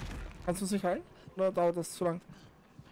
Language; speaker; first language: German; native; German